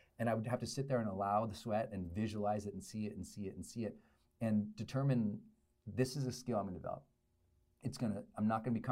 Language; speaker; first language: English; native; English